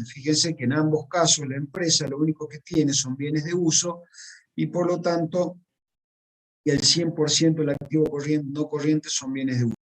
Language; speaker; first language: Spanish; native; Spanish